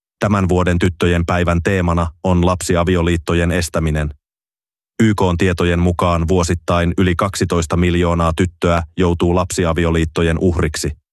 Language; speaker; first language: Finnish; native; Finnish